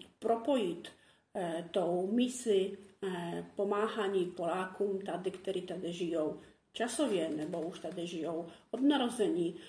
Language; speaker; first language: Czech; non-native, fluent; Polish